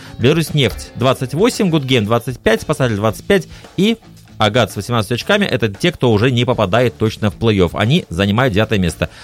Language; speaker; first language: Russian; native; Russian